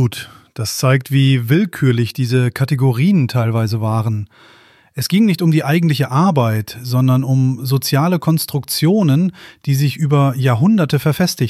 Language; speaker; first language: German; native; German